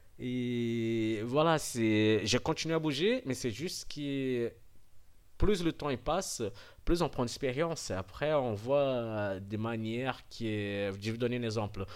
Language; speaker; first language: French; non-native, fluent; Portuguese